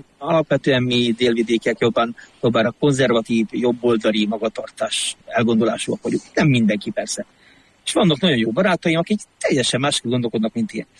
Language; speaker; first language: Hungarian; native; Hungarian